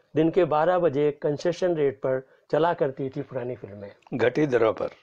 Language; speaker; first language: Hindi; native; Hindi